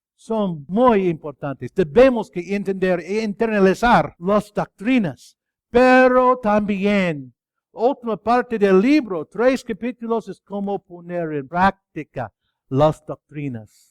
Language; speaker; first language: Spanish; non-native, fluent; English